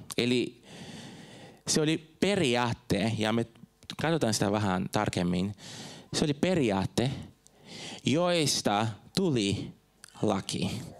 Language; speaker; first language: Finnish; non-native, fluent; Portuguese